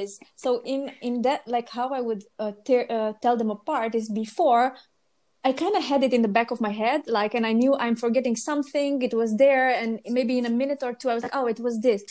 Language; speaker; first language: English; non-native, fluent; Romanian